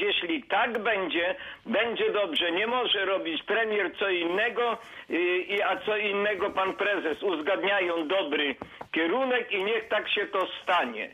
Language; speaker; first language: Polish; native; Polish